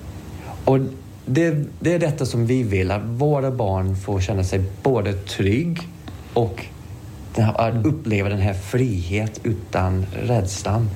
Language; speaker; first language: Swedish; non-native, fluent; English